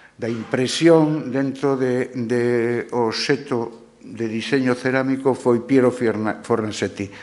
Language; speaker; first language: Galician; non-native, local second language; Spanish